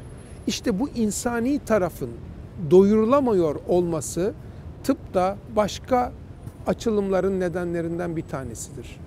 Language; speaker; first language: Turkish; native; Turkish